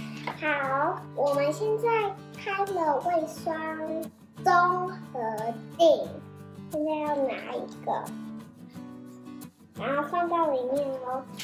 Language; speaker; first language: Chinese; early bilingual, heritage; Chinese